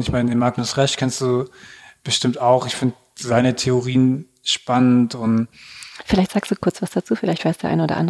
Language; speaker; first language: German; native; German